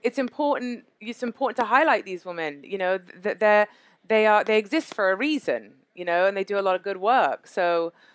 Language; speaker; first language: English; native; English